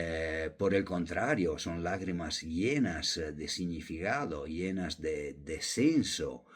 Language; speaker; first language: Spanish; non-native, fluent; Italian